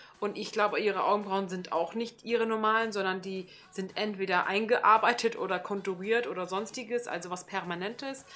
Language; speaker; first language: German; early bilingual, other home language; Turkish